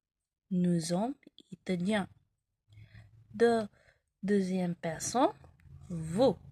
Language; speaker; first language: French; non-native, learner; Filipino